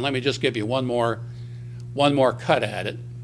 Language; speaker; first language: English; native; English